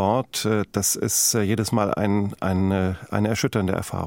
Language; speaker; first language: German; native; German